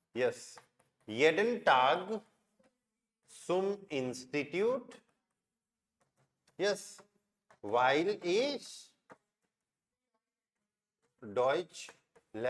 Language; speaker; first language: German; non-native, fluent; Hindi